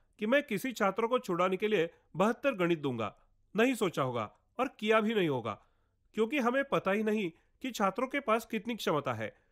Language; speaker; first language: Hindi; non-native, local second language; Marathi